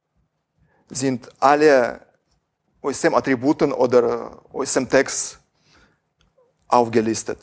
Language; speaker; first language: German; non-native, fluent; Russian